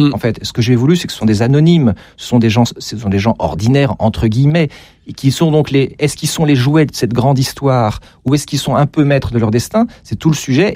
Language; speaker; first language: French; native; French